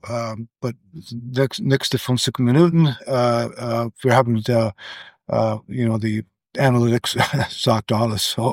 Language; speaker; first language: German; non-native, learner; English